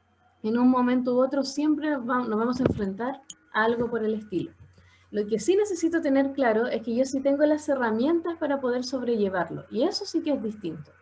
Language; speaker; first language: Spanish; native; Spanish